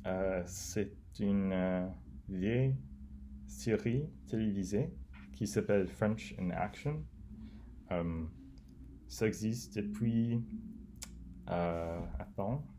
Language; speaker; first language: French; non-native, learner; English